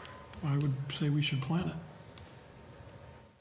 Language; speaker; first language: English; native; English